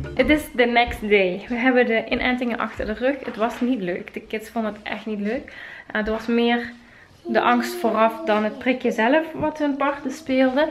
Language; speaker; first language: Dutch; native; Dutch